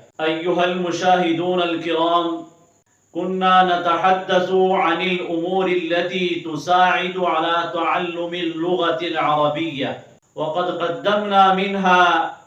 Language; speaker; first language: Arabic; non-native, fluent; Urdu